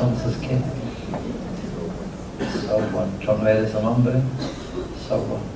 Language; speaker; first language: Spanish; non-native, fluent; Norwegian